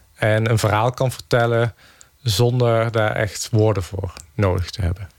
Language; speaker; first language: Dutch; native; Dutch